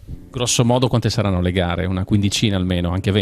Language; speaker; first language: Italian; native; Italian